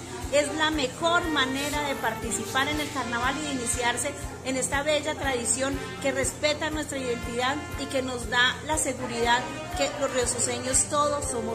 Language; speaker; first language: Spanish; native; Spanish